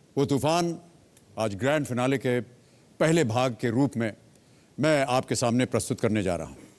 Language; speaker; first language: Hindi; native; Hindi